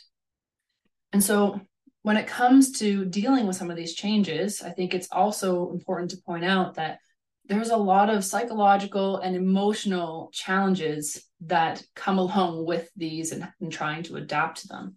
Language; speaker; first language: English; native; English